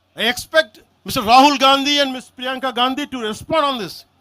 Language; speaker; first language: English; non-native, local second language; Telugu